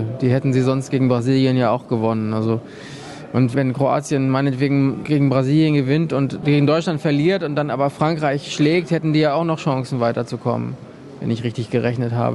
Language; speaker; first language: German; native; German